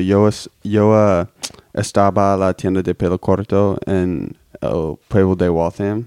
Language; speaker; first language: Spanish; non-native, learner; English